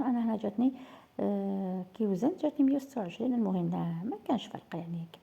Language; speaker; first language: Arabic; native; Arabic